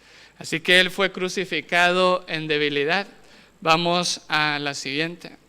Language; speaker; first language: Spanish; native; Spanish